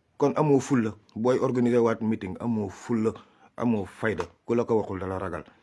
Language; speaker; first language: Wolof; non-native, local second language; Fula